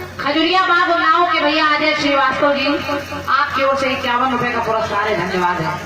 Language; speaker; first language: Hindi; native; Hindi